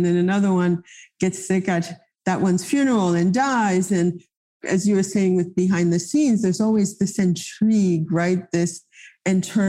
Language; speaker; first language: English; non-native, fluent; Haitian Creole